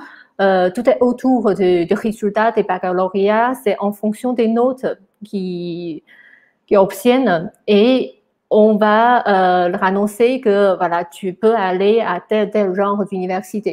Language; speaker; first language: French; non-native, fluent; Chinese